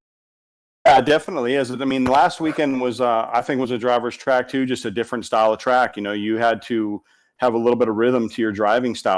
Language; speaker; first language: English; native; English